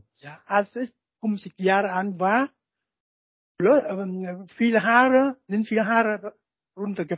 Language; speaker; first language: German; non-native, learner; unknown